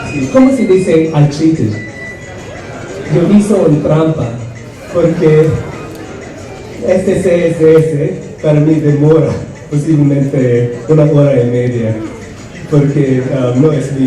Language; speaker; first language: Spanish; non-native, fluent; English